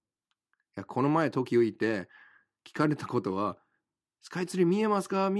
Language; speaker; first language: Japanese; non-native, fluent; English